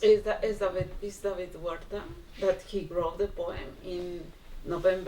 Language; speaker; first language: English; non-native, learner; Spanish